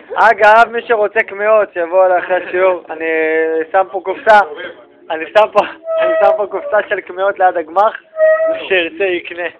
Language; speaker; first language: Hebrew; native; Hebrew